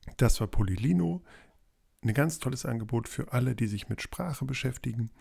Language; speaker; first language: German; native; German